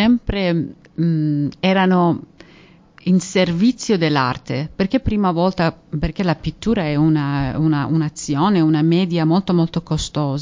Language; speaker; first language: Italian; non-native, fluent; Persian